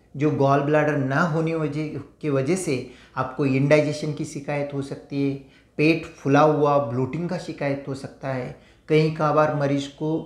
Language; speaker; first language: Hindi; non-native, local second language; Marathi